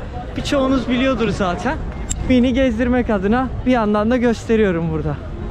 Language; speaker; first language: Turkish; native; Turkish